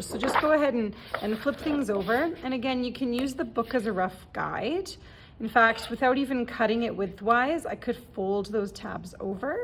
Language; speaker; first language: English; native; English